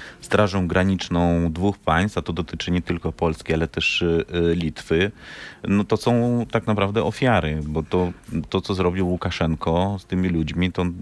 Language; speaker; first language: Polish; non-native, fluent; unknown